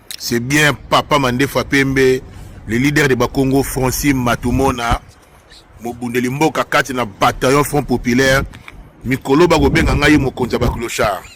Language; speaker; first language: Lingala; non-native, local second language; Kongo